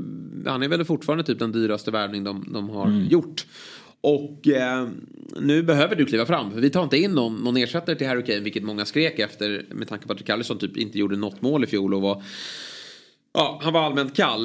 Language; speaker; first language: Swedish; native; Swedish